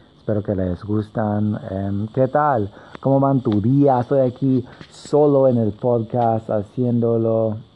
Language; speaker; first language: Spanish; non-native, learner; English